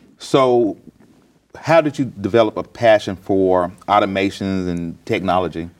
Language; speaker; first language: English; native; English